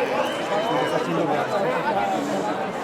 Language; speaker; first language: Italian; native; Italian